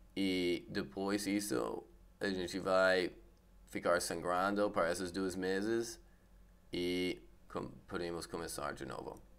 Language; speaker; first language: Portuguese; non-native, learner; English